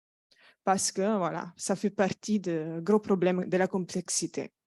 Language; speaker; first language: French; non-native, fluent; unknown